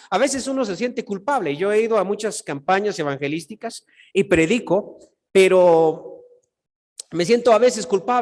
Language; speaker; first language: Spanish; native; Spanish